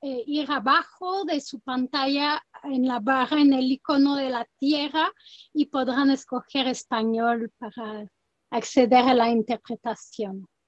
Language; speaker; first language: Spanish; non-native, fluent; French